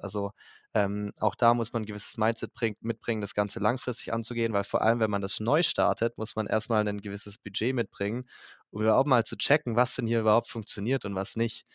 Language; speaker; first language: German; native; German